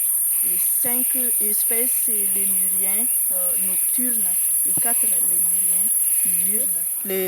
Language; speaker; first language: French; non-native, local second language; Malagasy